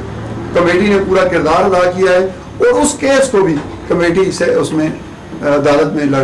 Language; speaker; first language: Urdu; non-native, local second language; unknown